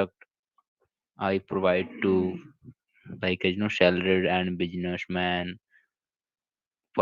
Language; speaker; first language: English; non-native, local second language; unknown